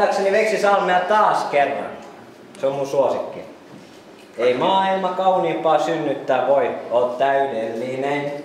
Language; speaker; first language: Finnish; native; Finnish